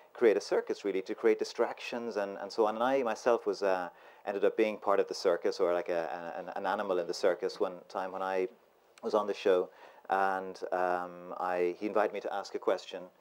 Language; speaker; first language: English; native; English